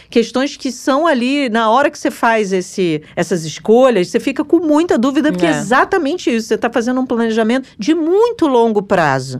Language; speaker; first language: Portuguese; native; Portuguese